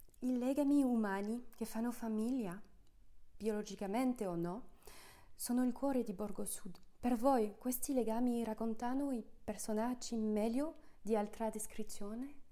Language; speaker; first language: Italian; non-native, fluent; French